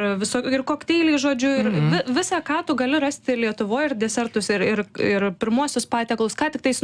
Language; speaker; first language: Lithuanian; native; Lithuanian